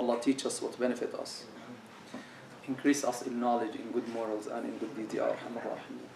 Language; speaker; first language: English; non-native, fluent; Arabic